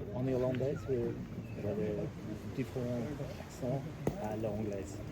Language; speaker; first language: French; non-native, learner; English